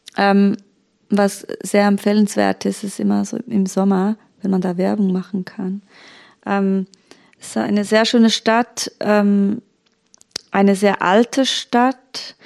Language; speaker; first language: German; early bilingual, other home language; Turkish